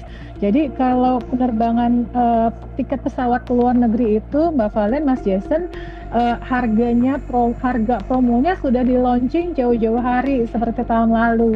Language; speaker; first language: Indonesian; native; Indonesian